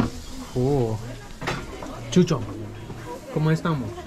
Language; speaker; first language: Spanish; non-native, learner; English